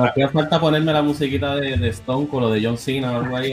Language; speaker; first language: Spanish; native; Spanish